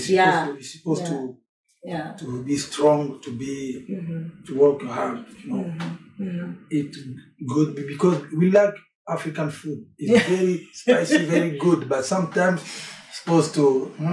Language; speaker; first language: English; non-native, learner; French